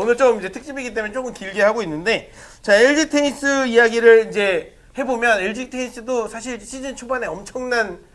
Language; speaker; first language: Korean; native; Korean